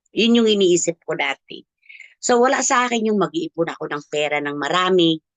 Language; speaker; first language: Filipino; non-native, local second language; Cebuano